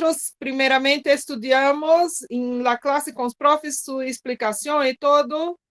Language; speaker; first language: Spanish; non-native, learner; Portuguese